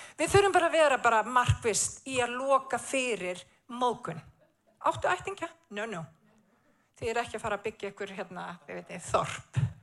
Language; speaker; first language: Icelandic; native; Icelandic